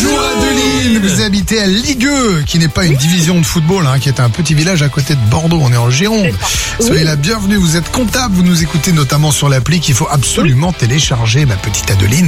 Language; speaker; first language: French; native; French